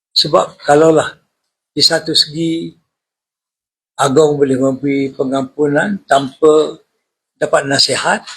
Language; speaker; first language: Malay; native; Malay